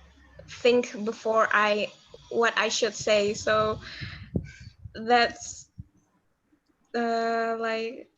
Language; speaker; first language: English; non-native, learner; Indonesian